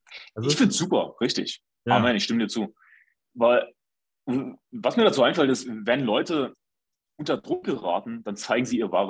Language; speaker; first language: German; native; German